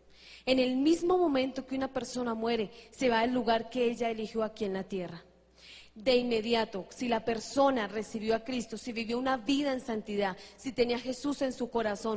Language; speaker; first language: Spanish; native; Spanish